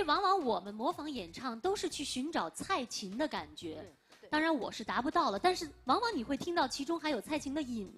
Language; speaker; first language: Chinese; native; Chinese